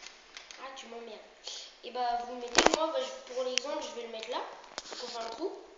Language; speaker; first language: French; native; French